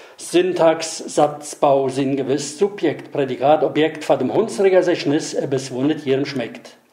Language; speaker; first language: German; native; German